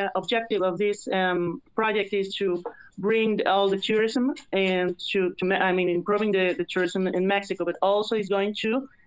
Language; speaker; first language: English; non-native, learner; Spanish